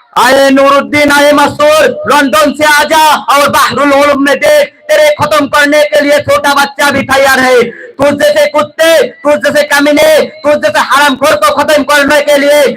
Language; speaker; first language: Urdu; non-native, fluent; Bangla